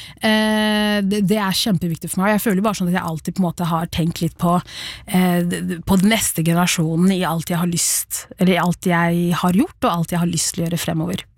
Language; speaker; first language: Norwegian; early bilingual, other home language; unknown